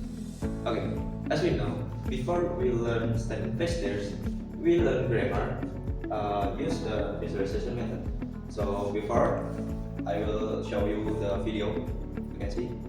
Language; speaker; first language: English; non-native, learner; Indonesian